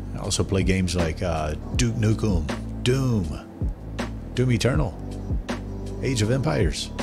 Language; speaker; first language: English; native; English